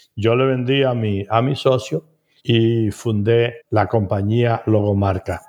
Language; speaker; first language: Spanish; native; Spanish